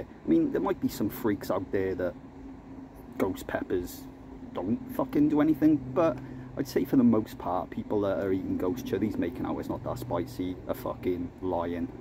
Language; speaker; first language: English; native; English